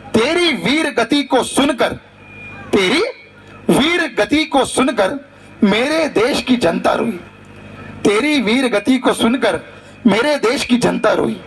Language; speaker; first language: Hindi; non-native, local second language; Marathi